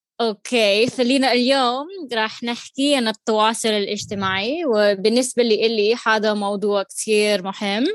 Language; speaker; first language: Arabic; non-native, learner; English